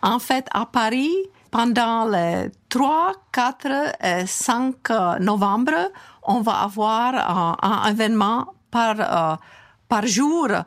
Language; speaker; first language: French; non-native, fluent; Czech